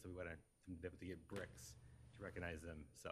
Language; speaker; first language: English; native; English